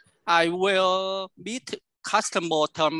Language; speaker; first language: English; non-native, learner; Vietnamese